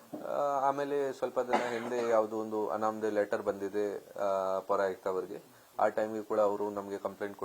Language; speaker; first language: Kannada; non-native, local second language; Hindi